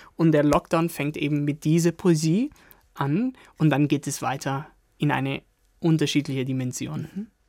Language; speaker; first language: German; non-native, fluent; Italian